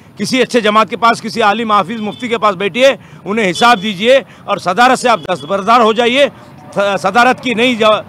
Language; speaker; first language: Urdu; native; Urdu